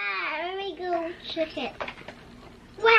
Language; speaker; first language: English; early bilingual, other home language; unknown